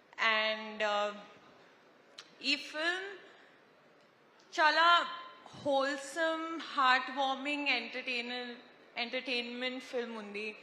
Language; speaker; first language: Telugu; non-native, learner; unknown